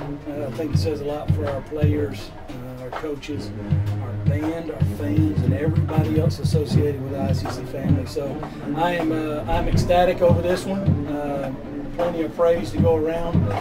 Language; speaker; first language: English; native; English